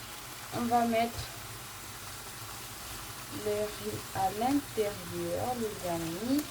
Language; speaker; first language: French; non-native, local second language; Malagasy